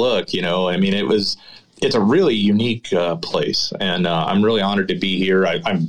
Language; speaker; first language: English; native; English